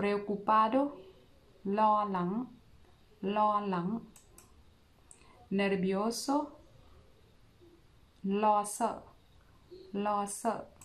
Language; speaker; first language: Spanish; non-native, learner; Vietnamese